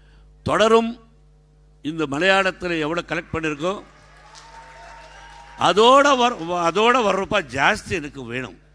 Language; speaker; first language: Tamil; non-native, learner; Telugu